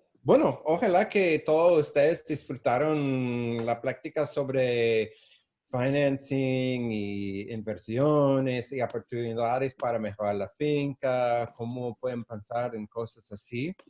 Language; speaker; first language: Spanish; non-native, fluent; English